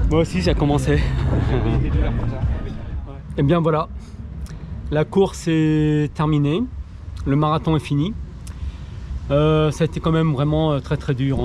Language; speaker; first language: French; native; French